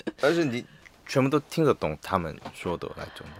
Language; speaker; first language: Chinese; non-native, learner; Korean